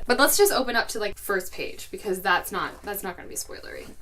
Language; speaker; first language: English; native; English